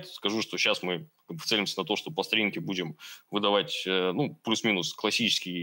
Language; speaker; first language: Russian; native; Russian